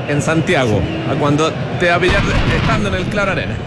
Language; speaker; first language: Spanish; native; Spanish